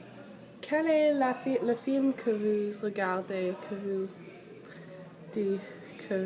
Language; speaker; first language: French; non-native, learner; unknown